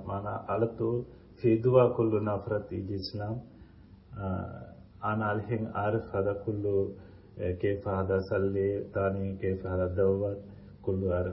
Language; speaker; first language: Arabic; non-native, learner; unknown